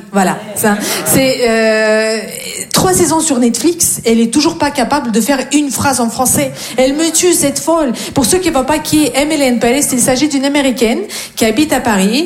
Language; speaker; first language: French; non-native, fluent; Russian